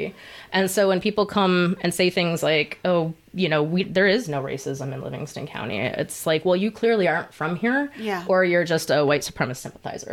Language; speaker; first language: English; native; English